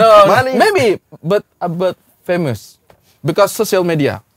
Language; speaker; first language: English; non-native, learner; Indonesian